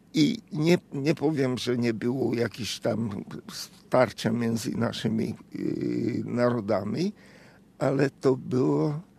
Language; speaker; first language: Polish; non-native, fluent; Hungarian